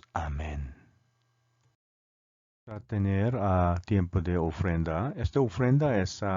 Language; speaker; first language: Spanish; non-native, learner; Korean